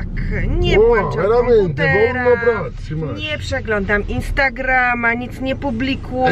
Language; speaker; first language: Polish; native; Polish